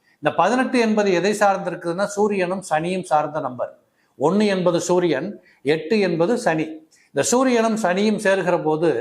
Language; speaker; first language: Tamil; native; Tamil